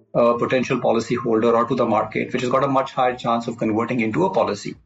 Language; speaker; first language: English; non-native, local second language; Hindi